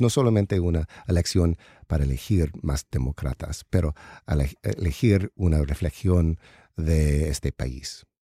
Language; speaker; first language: Spanish; non-native, learner; English